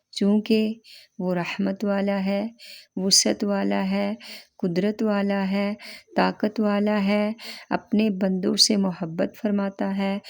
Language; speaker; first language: Urdu; native; Urdu